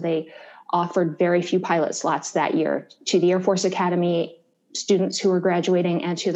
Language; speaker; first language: English; native; English